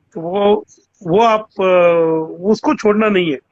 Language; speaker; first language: Hindi; non-native, fluent; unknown